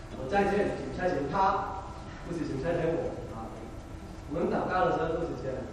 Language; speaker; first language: Chinese; non-native, local second language; Cantonese